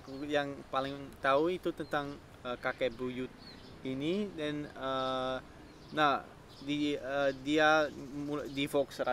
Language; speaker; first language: Indonesian; non-native, fluent; Dutch